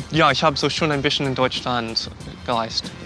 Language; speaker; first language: German; non-native, fluent; English